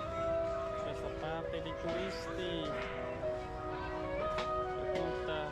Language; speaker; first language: Italian; non-native, fluent; Vietnamese